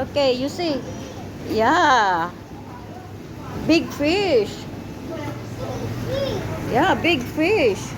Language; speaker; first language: English; non-native, local second language; Filipino